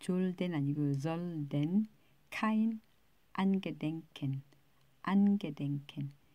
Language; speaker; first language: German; non-native, fluent; Korean